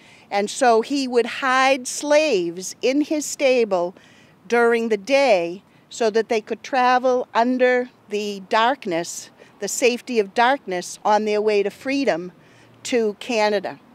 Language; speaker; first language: English; native; English